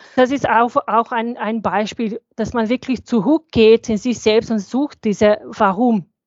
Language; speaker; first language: German; non-native, fluent; Bosnian